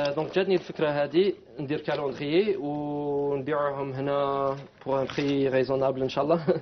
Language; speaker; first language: Arabic; non-native, fluent; English